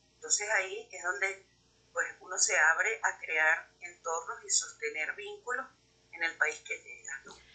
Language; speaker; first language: Spanish; native; Spanish